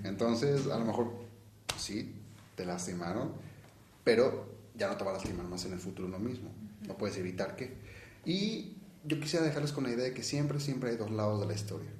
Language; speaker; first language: Spanish; native; Spanish